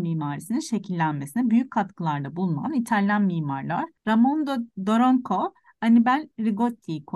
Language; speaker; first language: Turkish; native; Turkish